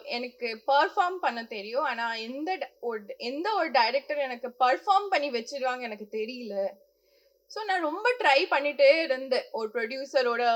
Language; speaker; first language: Tamil; non-native, fluent; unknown